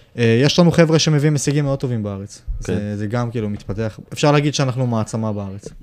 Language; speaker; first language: Hebrew; early bilingual, other home language; Russian